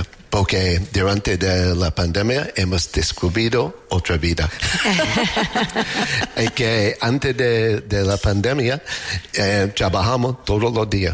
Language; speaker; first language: Spanish; non-native, fluent; English